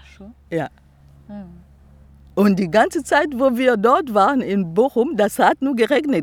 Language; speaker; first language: German; non-native, fluent; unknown